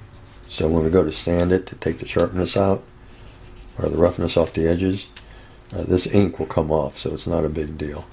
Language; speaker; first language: English; native; English